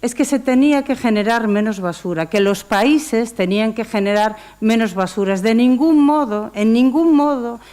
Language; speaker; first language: Spanish; non-native, local second language; Galician